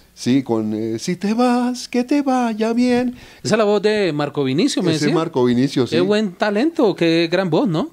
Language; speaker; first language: Spanish; native; Spanish